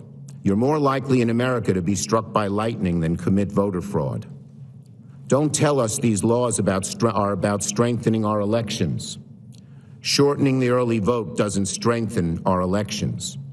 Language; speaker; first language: English; native; English